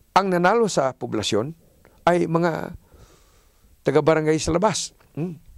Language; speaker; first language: Filipino; native; Filipino